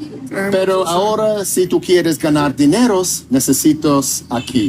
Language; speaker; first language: Spanish; non-native, learner; English